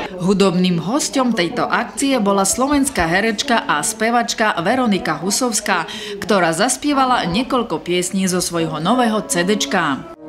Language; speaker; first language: Slovak; non-native, local second language; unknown